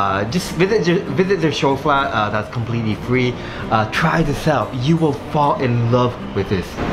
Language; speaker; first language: English; non-native, fluent; Japanese